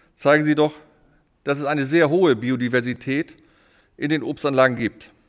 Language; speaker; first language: German; native; German